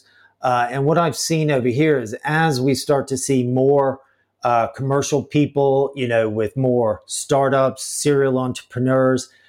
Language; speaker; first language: English; native; English